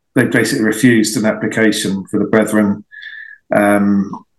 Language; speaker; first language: English; native; English